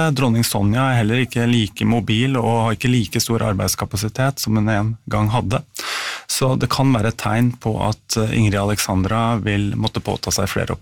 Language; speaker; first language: Norwegian; native; Norwegian